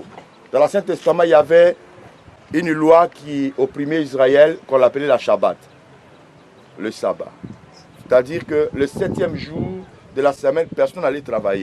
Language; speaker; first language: French; non-native, local second language; Lingala